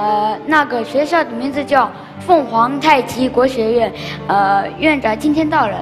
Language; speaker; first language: Chinese; non-native, local second language; Tibetan